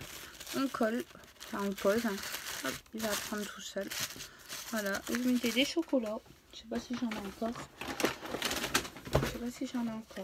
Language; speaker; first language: French; native; French